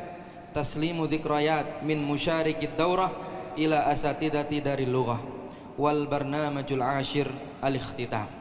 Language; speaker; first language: Arabic; non-native, fluent; Indonesian